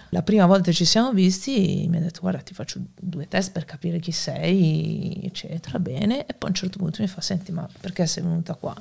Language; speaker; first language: Italian; native; Italian